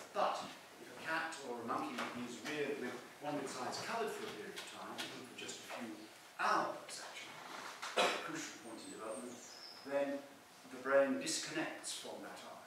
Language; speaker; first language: English; native; English